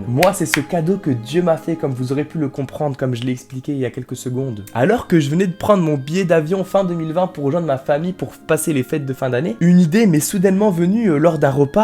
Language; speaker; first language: French; native; French